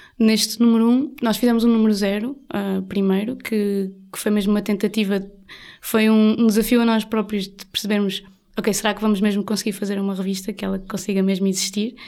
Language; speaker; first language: Portuguese; native; Portuguese